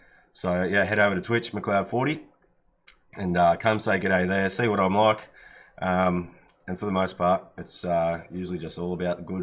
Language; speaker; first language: English; native; English